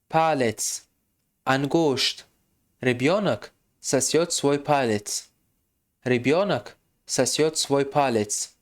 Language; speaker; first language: Russian; non-native, fluent; Tajik